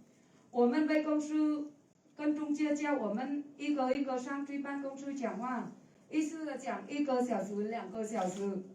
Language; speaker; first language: Chinese; non-native, fluent; Vietnamese